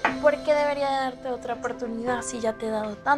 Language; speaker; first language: Spanish; native; Spanish